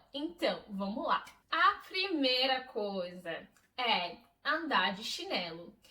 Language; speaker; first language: Portuguese; non-native, fluent; English